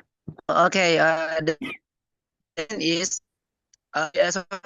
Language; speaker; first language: English; non-native, learner; Indonesian